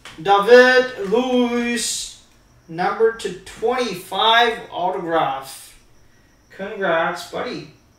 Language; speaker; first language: English; non-native, fluent; Chinese